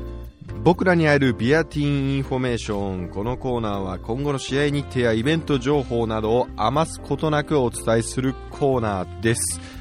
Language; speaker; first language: Japanese; native; Japanese